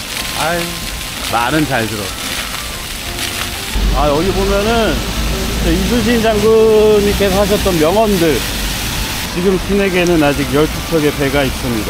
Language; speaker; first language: Korean; native; Korean